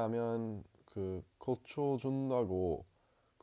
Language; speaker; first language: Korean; non-native, learner; English